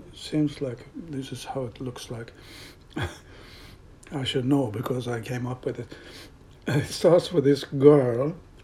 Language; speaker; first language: English; non-native, fluent; Swedish